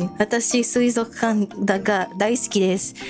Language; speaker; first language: Japanese; non-native, learner; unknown